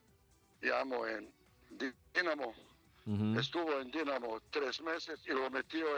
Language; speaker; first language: Spanish; non-native, learner; Serbian